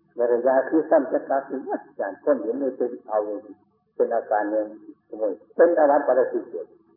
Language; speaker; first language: Thai; native; Thai